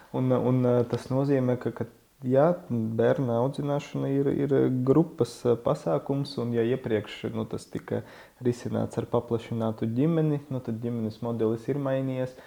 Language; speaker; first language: Latvian; non-native, local second language; Russian